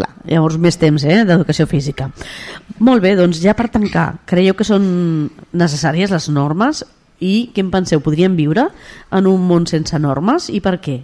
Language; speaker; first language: Catalan; native; Catalan